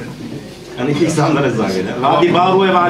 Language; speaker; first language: German; non-native, fluent; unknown